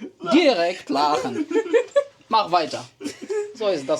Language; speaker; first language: German; non-native, learner; Arabic